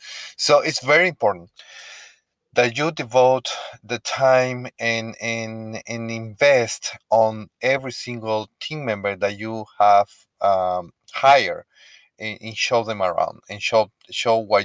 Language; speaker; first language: English; non-native, fluent; Spanish